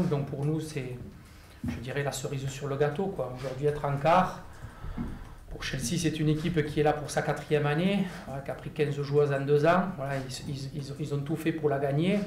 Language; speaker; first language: French; native; French